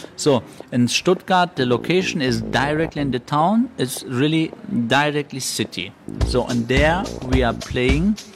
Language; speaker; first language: English; non-native, fluent; Turkish